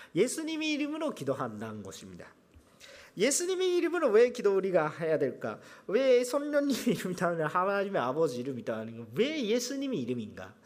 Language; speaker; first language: Korean; non-native, fluent; Japanese